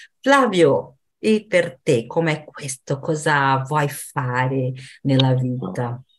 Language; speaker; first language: Italian; non-native, fluent; Portuguese